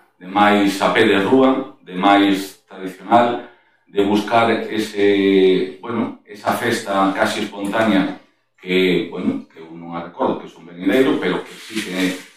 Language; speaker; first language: Galician; non-native, local second language; Spanish